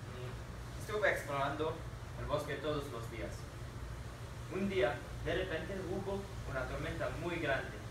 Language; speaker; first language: Spanish; non-native, learner; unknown